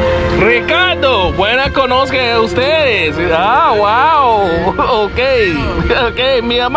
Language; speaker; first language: Spanish; non-native, learner; English